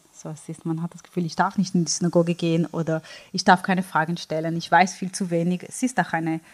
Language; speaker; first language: German; non-native, fluent; Hebrew